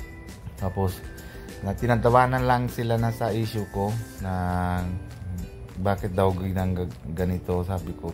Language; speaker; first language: Filipino; non-native, learner; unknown